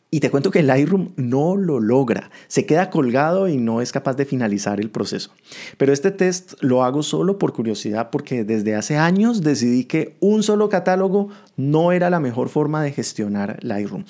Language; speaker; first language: Spanish; native; Spanish